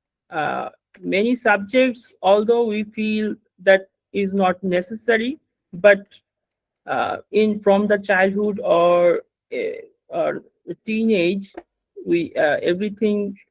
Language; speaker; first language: English; non-native, learner; Bangla